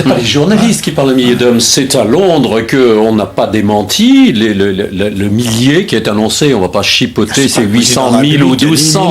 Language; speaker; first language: French; native; French